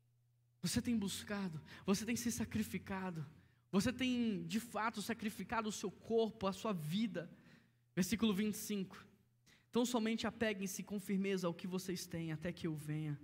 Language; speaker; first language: Portuguese; native; Portuguese